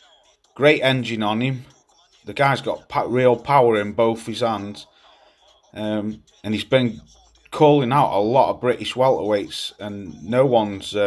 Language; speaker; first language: English; native; English